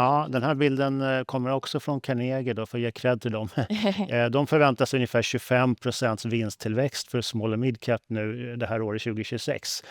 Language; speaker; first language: Swedish; native; Swedish